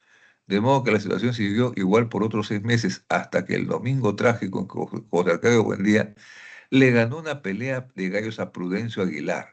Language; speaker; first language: Spanish; native; Spanish